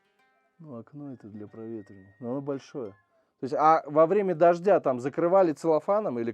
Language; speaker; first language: Russian; native; Russian